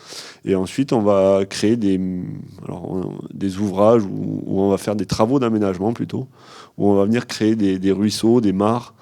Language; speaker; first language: French; native; French